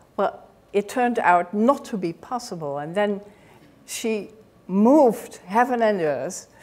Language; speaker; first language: English; non-native, fluent; Dutch